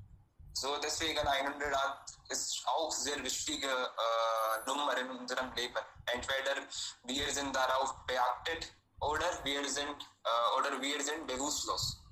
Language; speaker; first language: German; non-native, learner; Hindi